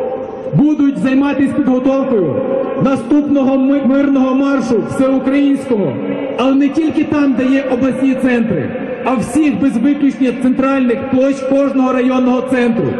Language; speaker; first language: Ukrainian; native; Ukrainian